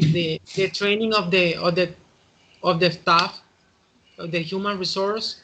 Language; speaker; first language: English; non-native, fluent; Spanish